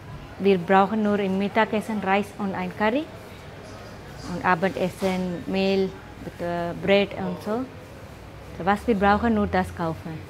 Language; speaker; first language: German; non-native, learner; Tamil